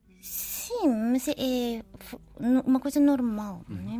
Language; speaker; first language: Portuguese; non-native, learner; Japanese